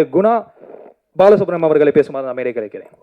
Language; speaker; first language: Tamil; native; Tamil